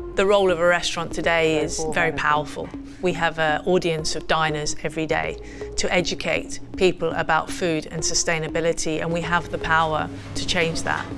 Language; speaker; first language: English; native; English